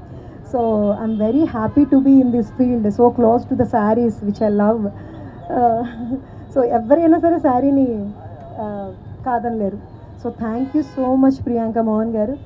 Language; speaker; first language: Telugu; native; Telugu